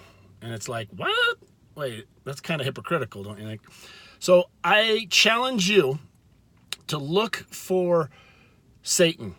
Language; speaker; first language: English; native; English